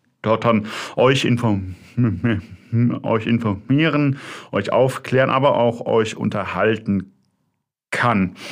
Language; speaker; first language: German; native; German